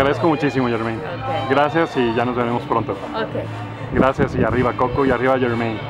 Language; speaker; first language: Spanish; native; Spanish